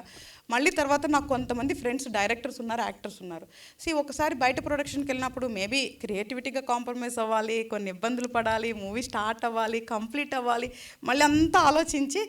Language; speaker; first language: Telugu; native; Telugu